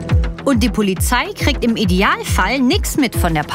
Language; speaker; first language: German; native; German